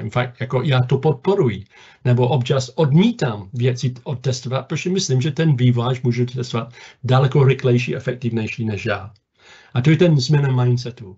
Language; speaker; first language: Czech; non-native, fluent; English